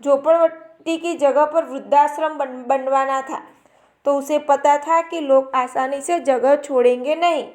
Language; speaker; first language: Hindi; non-native, local second language; Gujarati